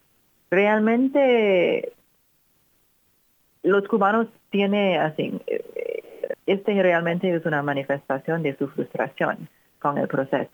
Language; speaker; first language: Spanish; non-native, fluent; English